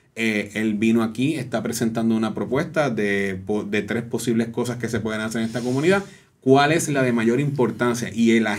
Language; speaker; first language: Spanish; native; Spanish